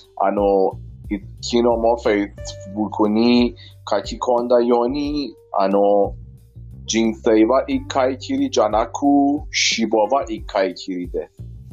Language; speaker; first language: Japanese; non-native, fluent; Persian